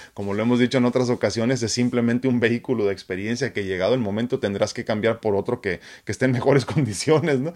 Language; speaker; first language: Spanish; native; Spanish